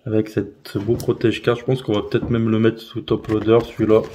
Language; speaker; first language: French; native; French